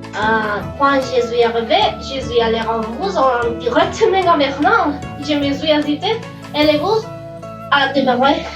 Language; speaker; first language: French; non-native, learner; Spanish